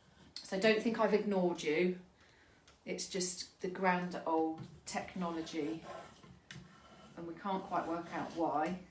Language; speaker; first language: English; native; English